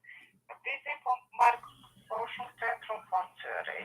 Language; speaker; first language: German; non-native, learner; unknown